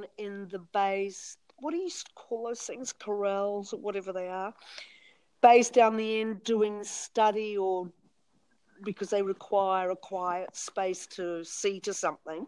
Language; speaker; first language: English; native; English